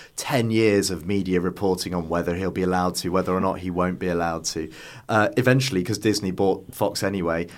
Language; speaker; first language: English; native; English